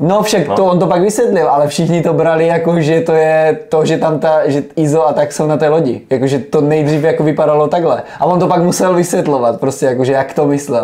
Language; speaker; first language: Czech; native; Czech